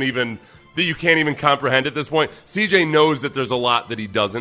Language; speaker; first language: English; native; English